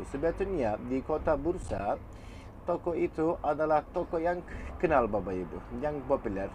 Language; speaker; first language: Indonesian; non-native, fluent; Turkish